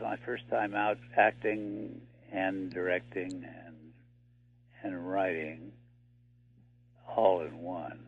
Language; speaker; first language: English; native; English